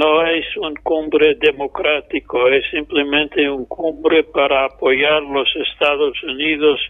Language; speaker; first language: Spanish; non-native, fluent; English